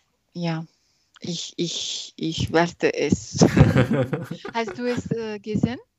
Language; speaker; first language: German; non-native, learner; French